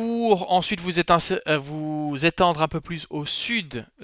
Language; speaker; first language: French; native; French